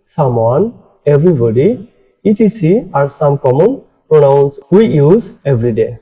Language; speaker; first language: English; non-native, fluent; Bangla